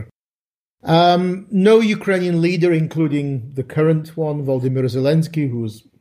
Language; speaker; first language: English; native; English